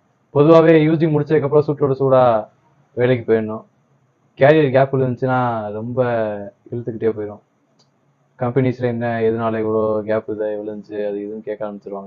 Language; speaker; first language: Tamil; native; Tamil